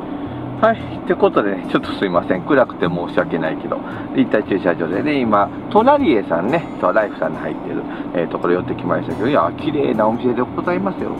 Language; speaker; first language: Japanese; native; Japanese